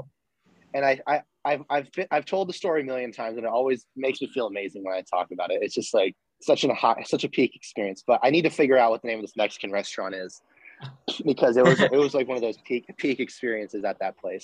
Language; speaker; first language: English; native; English